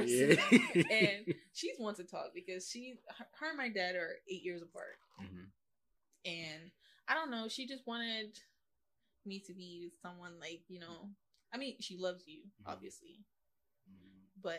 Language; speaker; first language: English; non-native, local second language; Yoruba